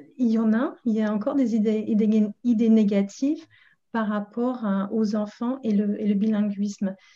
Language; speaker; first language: French; non-native, fluent; English